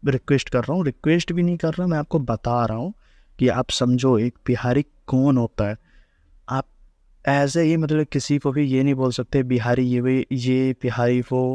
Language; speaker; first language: Hindi; native; Hindi